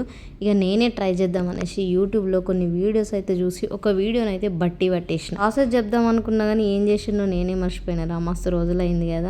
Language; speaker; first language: Telugu; native; Telugu